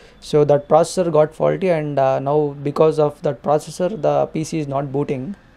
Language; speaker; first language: English; non-native, local second language; Kannada